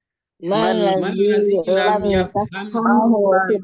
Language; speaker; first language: Arabic; non-native, learner; Indonesian